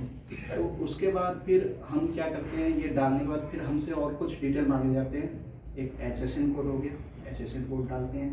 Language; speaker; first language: Hindi; native; Hindi